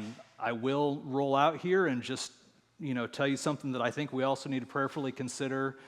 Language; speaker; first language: English; native; English